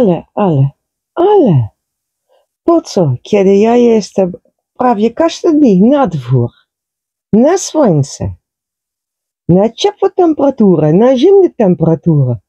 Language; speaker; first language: Polish; non-native, learner; Dutch